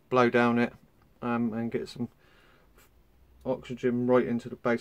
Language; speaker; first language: English; native; English